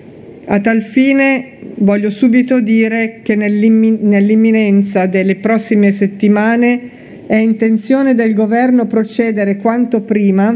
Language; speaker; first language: Italian; native; Italian